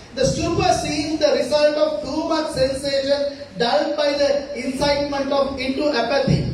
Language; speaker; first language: English; non-native, local second language; Sinhala